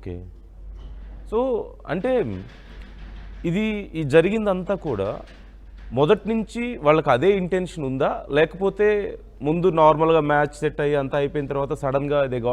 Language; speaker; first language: Telugu; native; Telugu